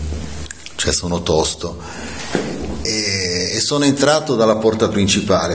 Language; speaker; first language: Italian; native; Italian